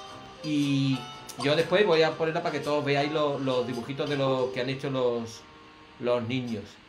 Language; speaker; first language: Spanish; native; Spanish